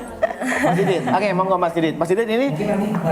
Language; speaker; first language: Indonesian; native; Indonesian